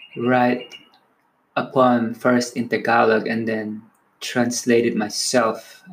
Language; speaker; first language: English; non-native, local second language; Filipino